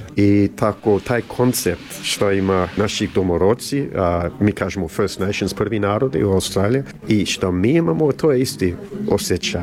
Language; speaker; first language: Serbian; early bilingual, heritage; Serbian